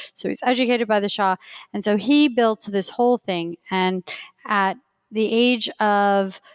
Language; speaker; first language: English; early bilingual, other home language; Persian